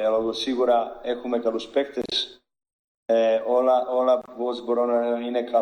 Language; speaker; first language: Greek; non-native, learner; Serbian